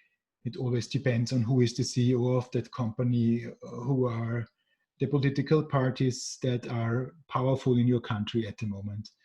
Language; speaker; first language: English; non-native, fluent; German